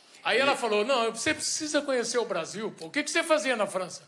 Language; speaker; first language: Portuguese; native; Portuguese